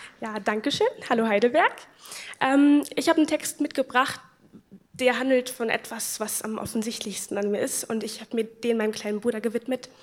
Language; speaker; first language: German; native; German